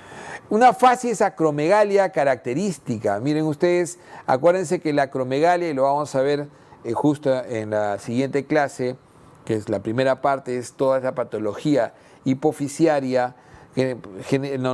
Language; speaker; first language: Spanish; native; Spanish